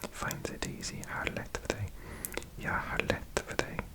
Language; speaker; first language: Swedish; non-native, learner; English